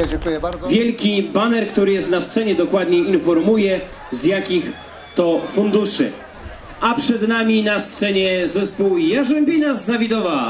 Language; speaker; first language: Polish; native; Polish